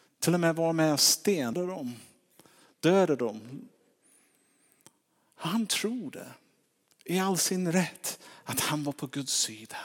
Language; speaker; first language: Swedish; non-native, fluent; English